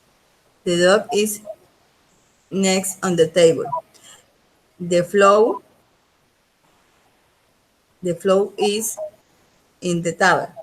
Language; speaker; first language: English; non-native, learner; Spanish